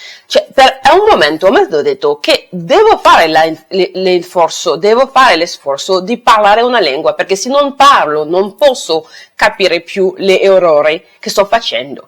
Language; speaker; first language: Italian; non-native, learner; French